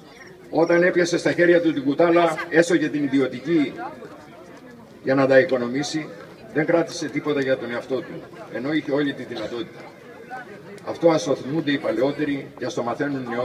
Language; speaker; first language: Greek; native; Greek